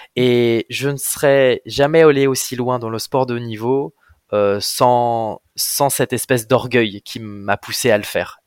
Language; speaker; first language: French; native; French